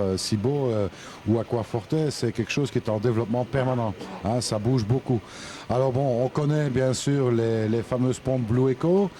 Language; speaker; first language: French; native; French